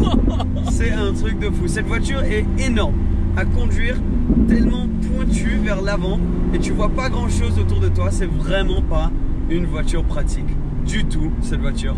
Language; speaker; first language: French; native; French